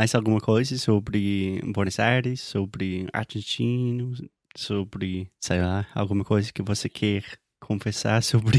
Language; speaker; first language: Portuguese; non-native, fluent; English